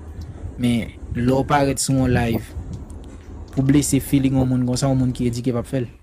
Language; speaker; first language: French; non-native, learner; Haitian Creole